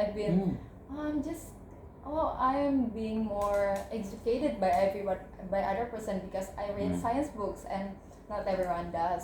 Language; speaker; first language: English; non-native, learner; Indonesian